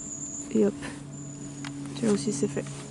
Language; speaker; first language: French; native; French